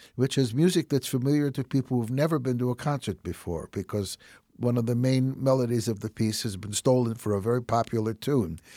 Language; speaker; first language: English; native; English